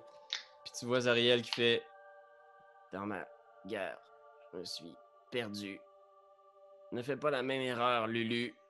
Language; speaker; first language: French; native; French